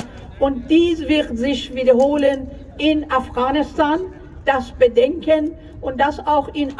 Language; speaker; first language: German; non-native, fluent; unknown